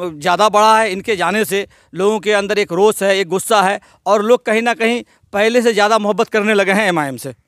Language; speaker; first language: Hindi; native; Hindi